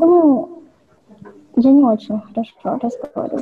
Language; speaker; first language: Ukrainian; non-native, local second language; Russian